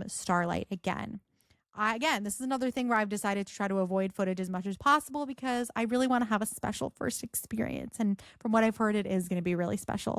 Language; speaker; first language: English; native; English